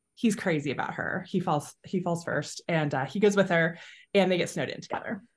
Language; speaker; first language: English; native; English